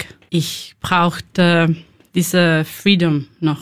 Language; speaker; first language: German; non-native, learner; Spanish